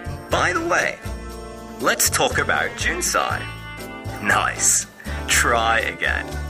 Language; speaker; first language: English; native; English